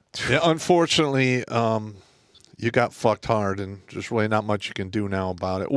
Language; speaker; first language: English; native; English